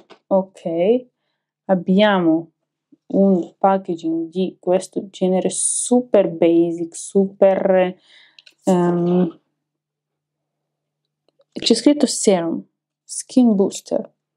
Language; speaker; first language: Italian; non-native, fluent; Ukrainian